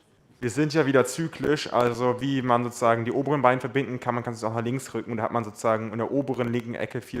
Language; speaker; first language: German; native; German